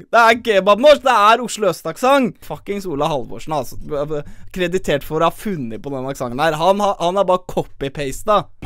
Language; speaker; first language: Norwegian; early bilingual, other home language; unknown